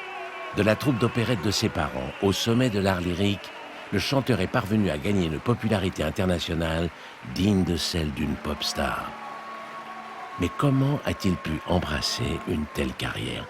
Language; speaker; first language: French; native; French